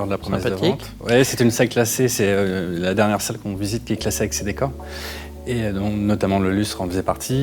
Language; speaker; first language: French; native; French